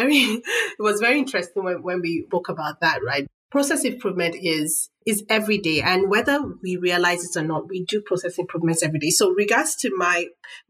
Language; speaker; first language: English; non-native, local second language; Yoruba